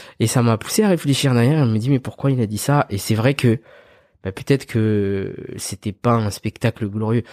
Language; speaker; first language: French; early bilingual, other home language; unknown